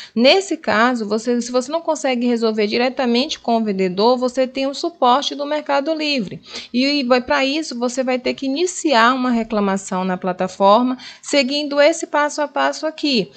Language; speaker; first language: Portuguese; native; Portuguese